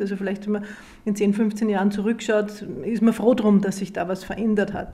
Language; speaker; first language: German; native; German